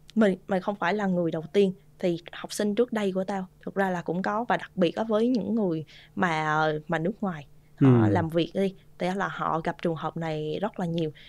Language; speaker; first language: Vietnamese; native; Vietnamese